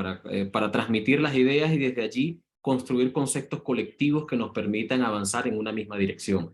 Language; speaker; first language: Spanish; native; Spanish